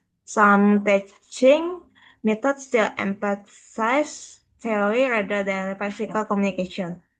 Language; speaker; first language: English; non-native, learner; Indonesian